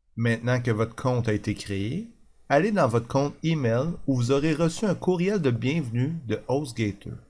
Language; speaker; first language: French; native; French